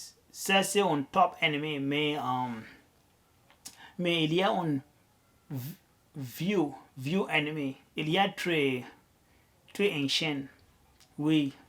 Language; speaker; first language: French; non-native, learner; Arabic